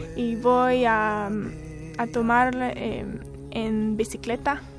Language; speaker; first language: Spanish; non-native, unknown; French